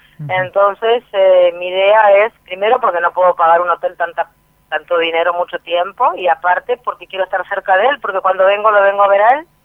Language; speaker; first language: Spanish; native; Spanish